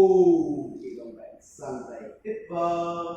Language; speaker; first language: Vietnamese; non-native, learner; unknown